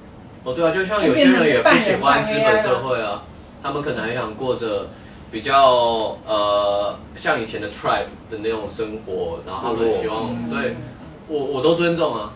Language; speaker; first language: Chinese; native; Chinese